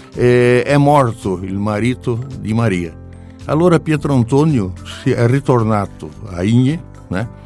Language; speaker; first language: Italian; non-native, learner; Portuguese